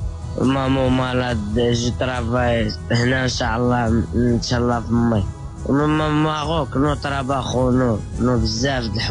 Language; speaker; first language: Spanish; non-native, learner; Arabic